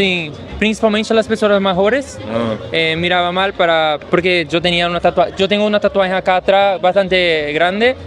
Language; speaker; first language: Spanish; non-native, fluent; Portuguese